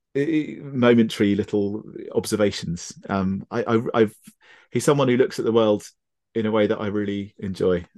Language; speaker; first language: English; native; English